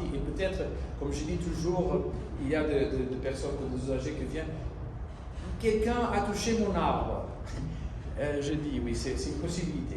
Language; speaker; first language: French; non-native, fluent; Portuguese